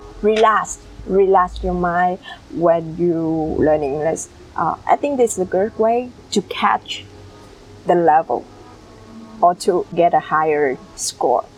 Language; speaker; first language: English; non-native, learner; Vietnamese